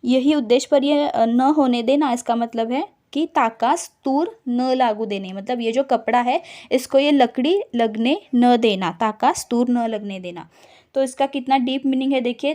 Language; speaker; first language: Hindi; non-native, local second language; Marathi